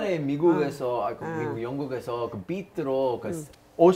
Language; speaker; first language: Korean; non-native, learner; English